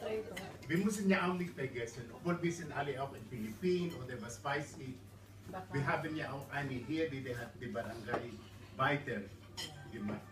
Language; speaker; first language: German; non-native, learner; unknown